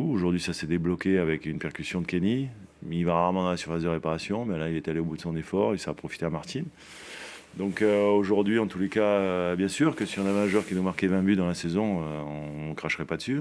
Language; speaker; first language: French; native; French